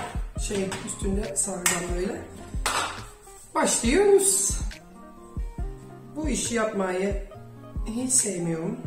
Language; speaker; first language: Turkish; non-native, fluent; Dutch